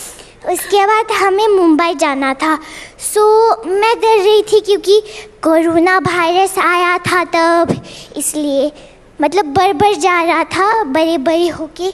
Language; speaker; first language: Hindi; non-native, local second language; Bangla